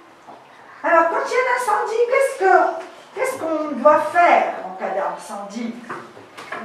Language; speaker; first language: French; non-native, local second language; Arabic